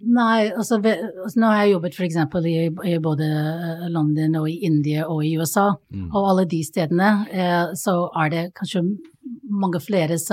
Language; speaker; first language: Norwegian; non-native, fluent; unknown